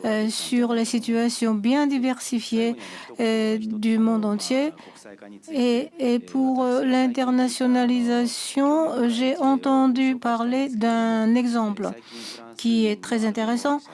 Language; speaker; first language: French; non-native, fluent; Japanese